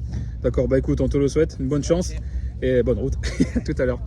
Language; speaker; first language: French; native; French